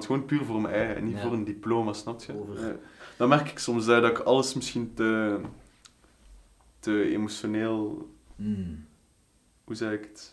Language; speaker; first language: Dutch; native; Dutch